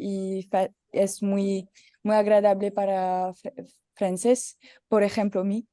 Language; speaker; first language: Spanish; non-native, learner; French